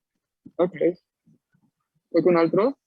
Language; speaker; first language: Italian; non-native, fluent; Spanish